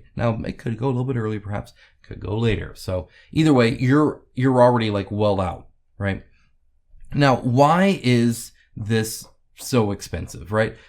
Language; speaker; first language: English; native; English